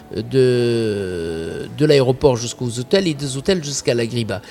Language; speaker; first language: French; non-native, local second language; Arabic